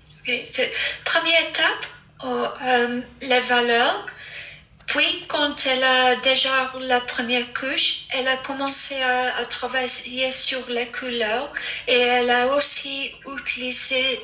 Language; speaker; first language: French; non-native, fluent; English